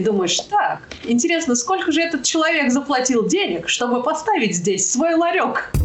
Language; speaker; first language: Russian; native; Russian